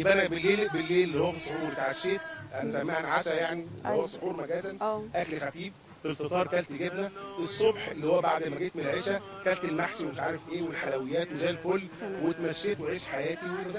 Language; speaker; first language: Arabic; native; Arabic